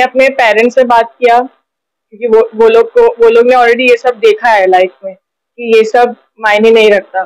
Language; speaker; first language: Hindi; native; Hindi